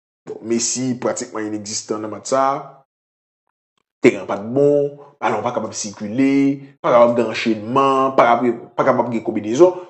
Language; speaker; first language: French; non-native, local second language; Haitian Creole